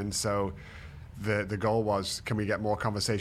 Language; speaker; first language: English; native; English